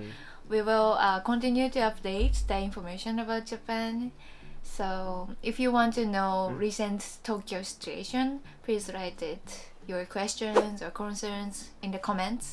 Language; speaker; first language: English; non-native, learner; Japanese